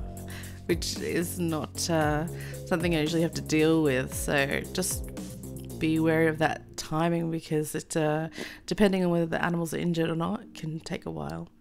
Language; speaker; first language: English; native; English